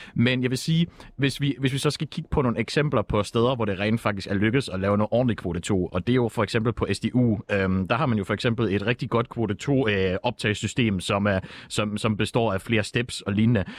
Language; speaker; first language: Danish; native; Danish